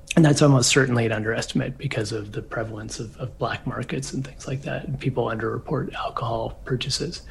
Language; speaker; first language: English; native; English